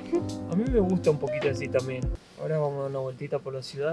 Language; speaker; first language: Spanish; native; Spanish